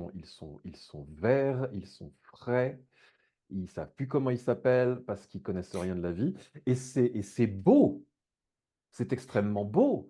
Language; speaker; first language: French; native; French